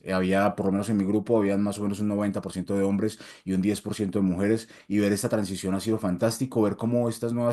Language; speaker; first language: Spanish; native; Spanish